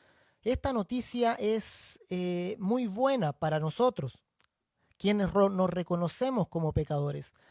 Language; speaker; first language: Spanish; native; Spanish